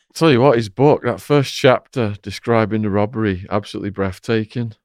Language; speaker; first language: English; native; English